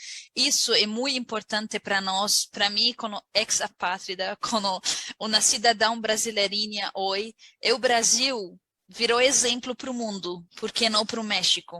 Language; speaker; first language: Portuguese; non-native, learner; Arabic